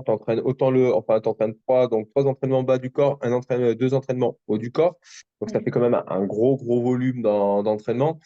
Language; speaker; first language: French; native; French